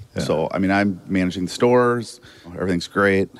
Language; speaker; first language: English; native; English